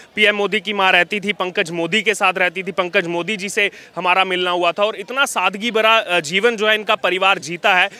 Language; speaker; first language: Hindi; native; Hindi